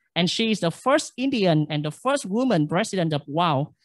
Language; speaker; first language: English; non-native, fluent; Vietnamese